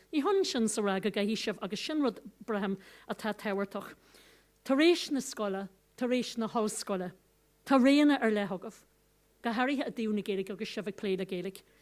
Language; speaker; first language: Irish; non-native, local second language; English